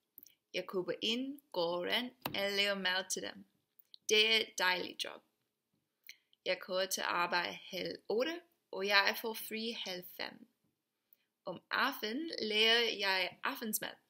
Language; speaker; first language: Danish; non-native, learner; English